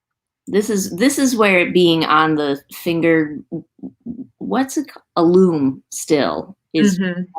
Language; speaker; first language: English; native; English